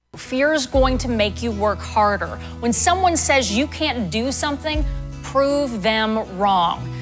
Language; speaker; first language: English; native; English